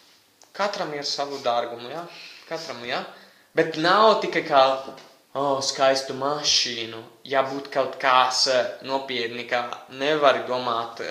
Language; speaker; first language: Latvian; non-native, fluent; Italian